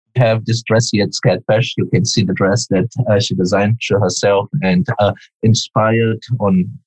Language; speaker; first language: English; non-native, fluent; Portuguese